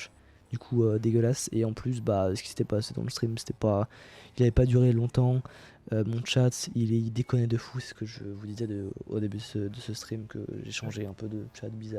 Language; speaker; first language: French; native; French